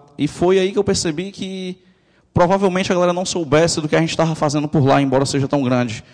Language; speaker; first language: Portuguese; native; Portuguese